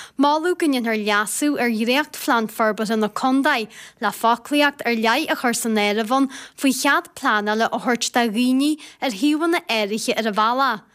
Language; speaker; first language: Irish; native; Irish